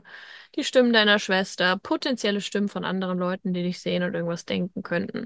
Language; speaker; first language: German; native; German